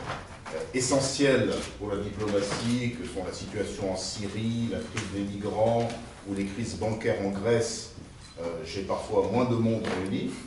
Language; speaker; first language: French; native; French